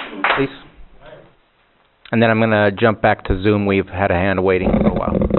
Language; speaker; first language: English; native; English